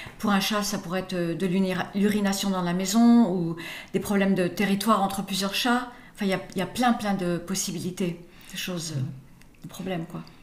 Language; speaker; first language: French; early bilingual, other home language; English